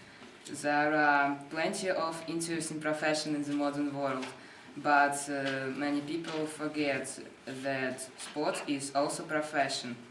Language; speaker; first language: English; non-native, learner; Russian